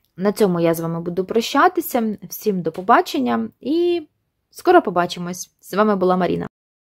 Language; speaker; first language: Ukrainian; non-native, local second language; Russian